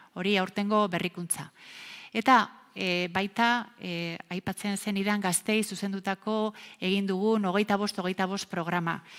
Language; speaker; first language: Basque; native; Basque